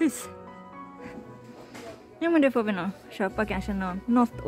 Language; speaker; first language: Swedish; non-native, learner; Japanese